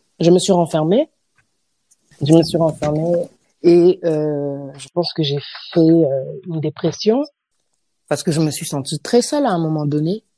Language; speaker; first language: French; native; French